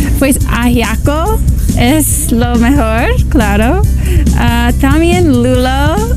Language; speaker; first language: Spanish; non-native, learner; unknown